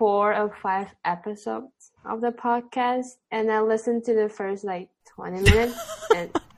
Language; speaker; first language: English; non-native, fluent; Chinese